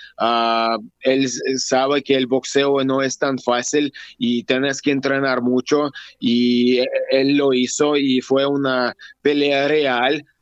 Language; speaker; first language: Spanish; non-native, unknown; Russian